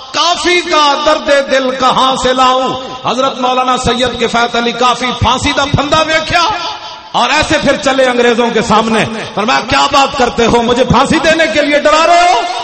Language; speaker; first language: Urdu; non-native, local second language; Punjabi